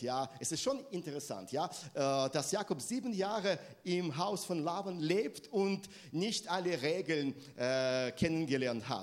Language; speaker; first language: German; non-native, fluent; Russian